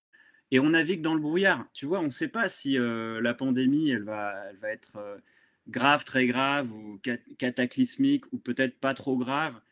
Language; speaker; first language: French; native; French